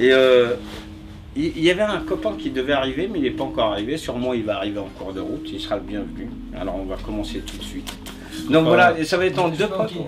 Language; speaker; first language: French; native; French